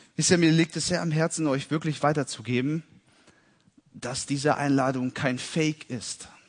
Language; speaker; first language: German; early bilingual, heritage; German